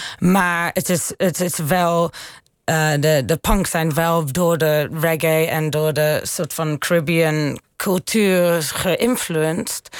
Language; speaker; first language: Dutch; early bilingual, heritage; Dutch